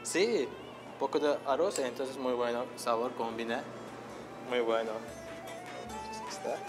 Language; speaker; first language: Spanish; non-native, learner; Turkish